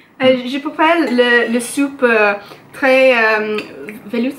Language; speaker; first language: French; non-native, learner; English